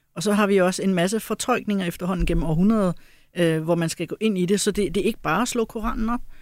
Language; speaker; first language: Danish; early bilingual, other home language; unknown